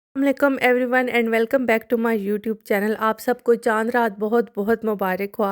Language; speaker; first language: Urdu; non-native, local second language; Punjabi